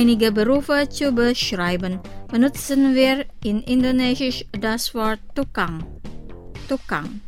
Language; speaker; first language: German; non-native, fluent; Indonesian